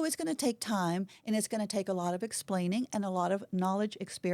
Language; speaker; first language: English; native; English